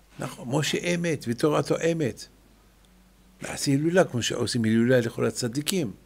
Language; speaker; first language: Hebrew; non-native, fluent; French